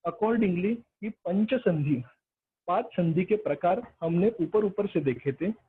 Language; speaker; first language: Hindi; non-native, local second language; Marathi